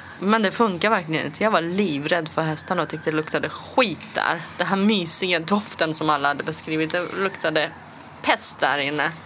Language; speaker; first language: Swedish; early bilingual, other home language; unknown